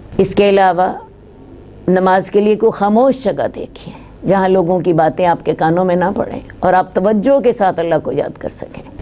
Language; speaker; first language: Urdu; non-native, local second language; Punjabi